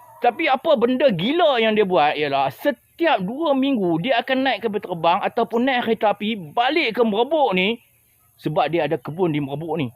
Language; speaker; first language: Malay; native; Malay